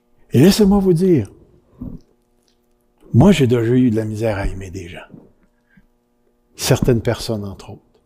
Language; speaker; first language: French; native; French